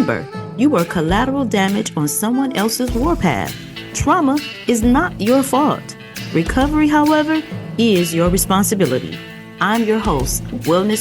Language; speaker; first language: English; native; English